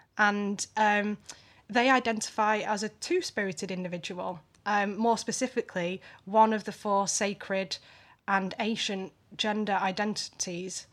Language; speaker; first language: English; native; English